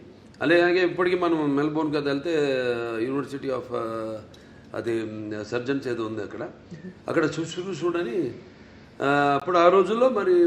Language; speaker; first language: Telugu; native; Telugu